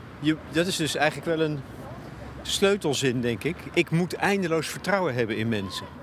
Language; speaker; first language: Dutch; native; Dutch